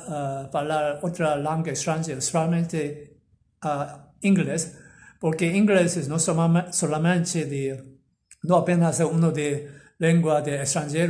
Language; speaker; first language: Portuguese; non-native, learner; Korean